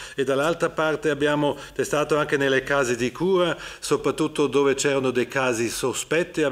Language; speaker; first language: Italian; non-native, local second language; German